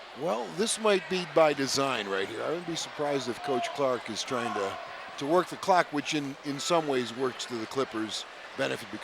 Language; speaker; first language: English; native; English